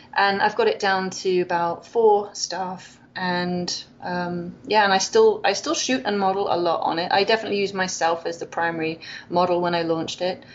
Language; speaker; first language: English; native; English